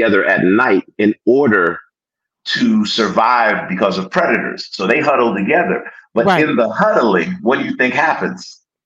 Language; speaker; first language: English; native; English